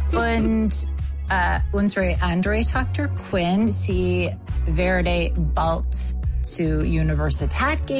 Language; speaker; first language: German; non-native, learner; English